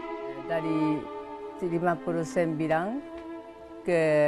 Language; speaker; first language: Indonesian; non-native, fluent; Japanese